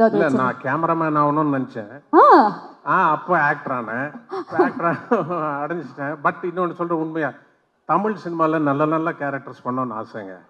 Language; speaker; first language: Tamil; non-native, local second language; Telugu